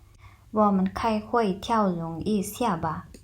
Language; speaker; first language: Chinese; non-native, fluent; Mongolian